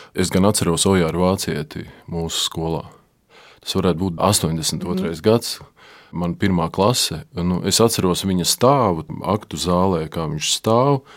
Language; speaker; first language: Latvian; native; Latvian